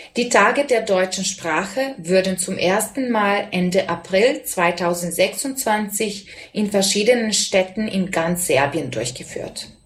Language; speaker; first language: German; non-native, fluent; Serbian